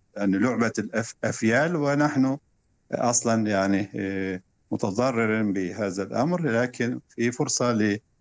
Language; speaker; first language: Arabic; non-native, fluent; Turkish